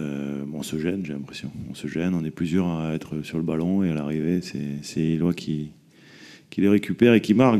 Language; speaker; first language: French; native; French